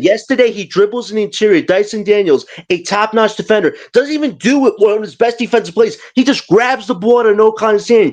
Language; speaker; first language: English; native; English